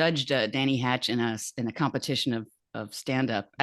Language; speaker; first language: English; native; English